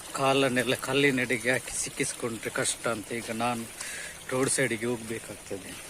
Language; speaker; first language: Kannada; native; Kannada